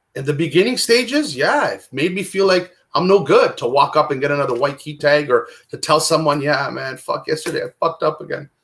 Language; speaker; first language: English; non-native, fluent; Italian